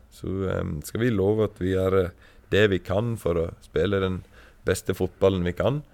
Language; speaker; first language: Norwegian; native; Norwegian